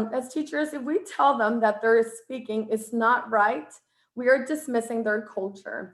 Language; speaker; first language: English; non-native, fluent; Spanish